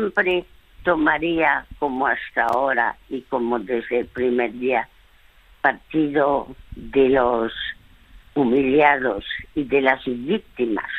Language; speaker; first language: Spanish; early bilingual, other home language; French